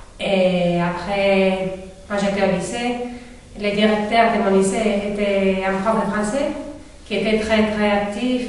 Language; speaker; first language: French; non-native, fluent; Spanish